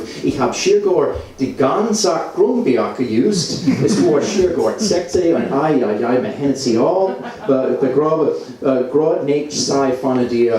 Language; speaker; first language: German; non-native, learner; English